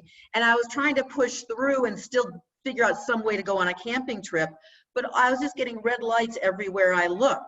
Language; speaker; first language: English; native; English